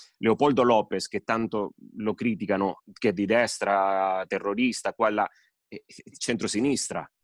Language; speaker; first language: Italian; early bilingual, heritage; Spanish